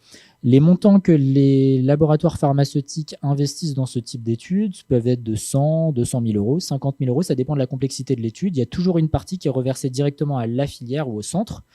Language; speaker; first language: French; native; French